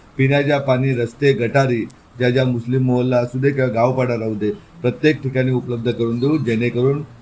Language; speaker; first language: Marathi; native; Marathi